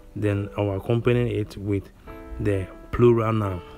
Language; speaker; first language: English; non-native, local second language; Akan